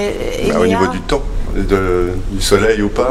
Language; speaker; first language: French; native; French